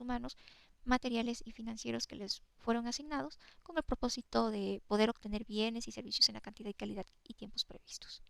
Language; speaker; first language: Spanish; native; Spanish